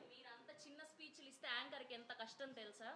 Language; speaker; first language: Telugu; native; Telugu